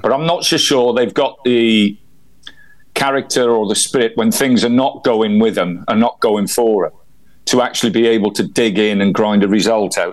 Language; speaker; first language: English; native; English